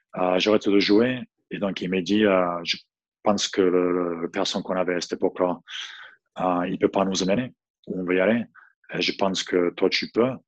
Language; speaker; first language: French; non-native, fluent; English